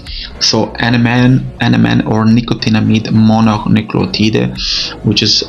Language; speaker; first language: English; non-native, fluent; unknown